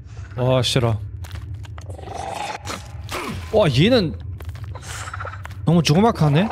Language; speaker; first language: Korean; non-native, fluent; German